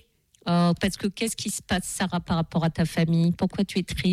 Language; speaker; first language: French; native; French